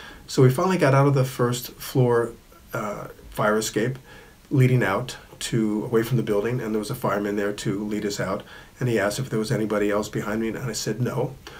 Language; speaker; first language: English; native; English